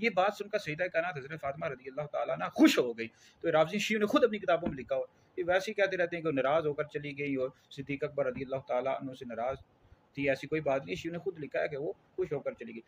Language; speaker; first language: Urdu; native; Urdu